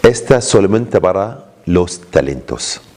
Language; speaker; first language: Spanish; non-native, learner; Arabic